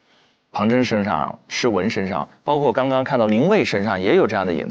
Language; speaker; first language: Chinese; native; Chinese